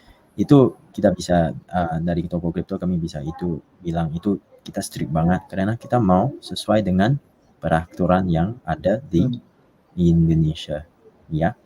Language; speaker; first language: Indonesian; non-native, fluent; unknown